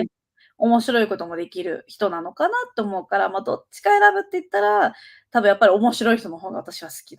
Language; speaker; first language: Japanese; native; Japanese